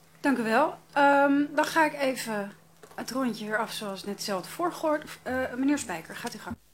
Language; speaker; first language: Dutch; native; Dutch